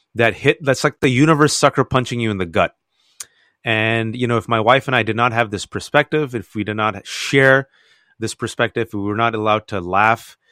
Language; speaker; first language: English; native; English